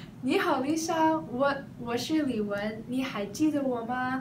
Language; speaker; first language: Chinese; non-native, learner; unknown